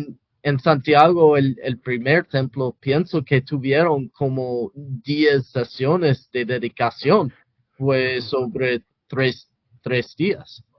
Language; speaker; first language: Spanish; non-native, fluent; English